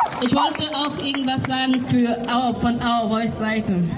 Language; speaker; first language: German; non-native, learner; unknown